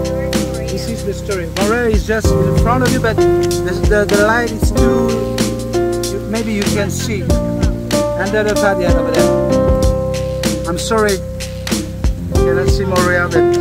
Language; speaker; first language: English; non-native, fluent; French